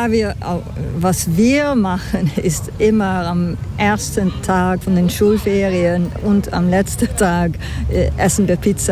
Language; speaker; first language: German; non-native, fluent; Dutch